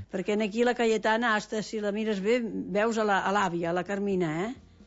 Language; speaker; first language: Catalan; native; Catalan